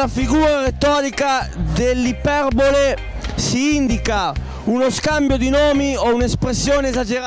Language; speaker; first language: Italian; native; Italian